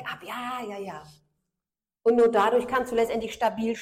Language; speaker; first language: German; native; German